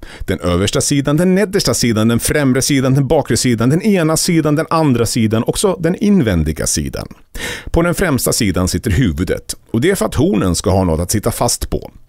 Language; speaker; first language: Swedish; native; Swedish